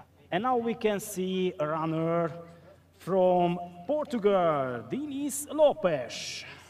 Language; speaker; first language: English; non-native, fluent; Hungarian